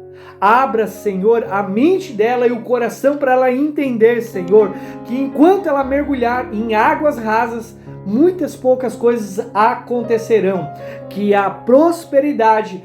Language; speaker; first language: Portuguese; native; Portuguese